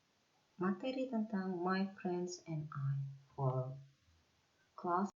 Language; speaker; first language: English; non-native, fluent; Indonesian